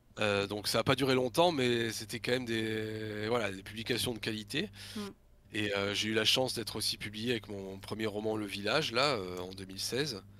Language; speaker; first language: French; native; French